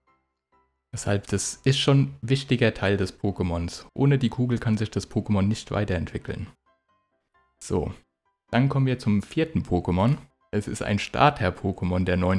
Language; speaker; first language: German; native; German